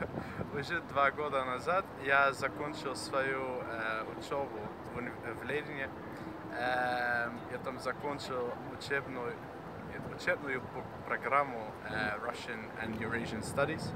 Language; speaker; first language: Russian; non-native, fluent; Dutch